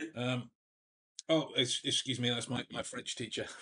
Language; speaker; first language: English; native; English